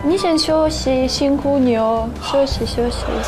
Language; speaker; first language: Chinese; non-native, fluent; Russian